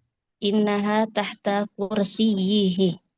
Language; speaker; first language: Indonesian; native; Indonesian